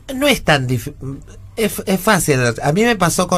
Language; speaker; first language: Spanish; native; Spanish